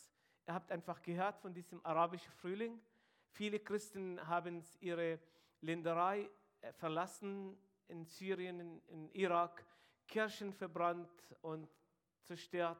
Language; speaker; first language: German; non-native, fluent; Arabic